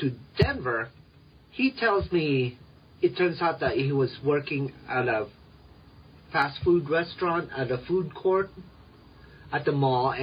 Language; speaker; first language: English; early bilingual, other home language; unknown